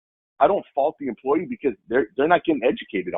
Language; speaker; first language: English; native; English